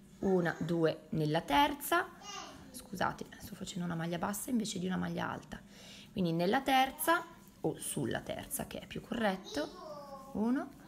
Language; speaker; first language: Italian; native; Italian